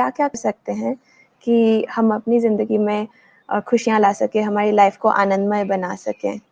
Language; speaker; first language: Hindi; native; Hindi